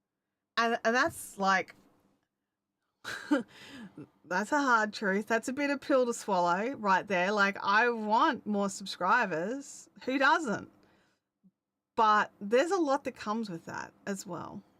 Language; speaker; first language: English; native; English